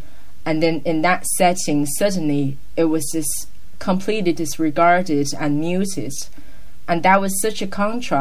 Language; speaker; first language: English; non-native, fluent; Chinese